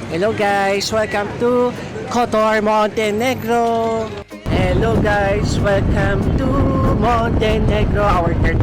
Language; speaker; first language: English; non-native, local second language; Filipino